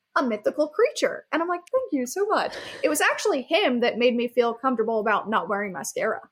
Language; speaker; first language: English; native; English